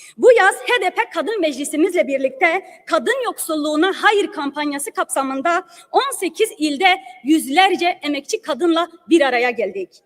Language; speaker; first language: Turkish; non-native, local second language; Kurdish